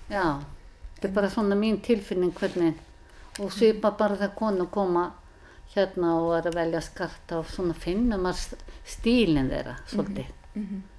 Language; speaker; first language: Icelandic; native; Icelandic